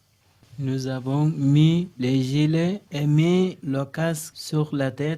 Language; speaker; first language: French; non-native, learner; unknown